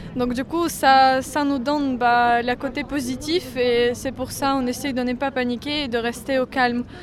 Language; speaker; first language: French; non-native, fluent; Ukrainian